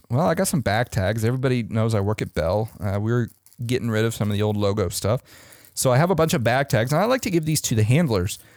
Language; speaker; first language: English; native; English